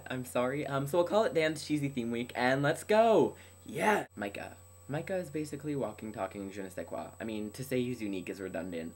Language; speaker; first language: English; native; English